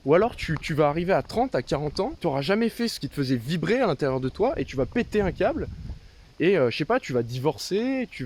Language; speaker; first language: French; native; French